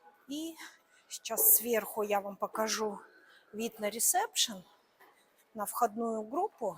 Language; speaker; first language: Russian; native; Russian